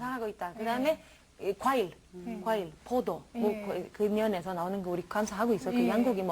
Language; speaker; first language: Korean; non-native, learner; Romanian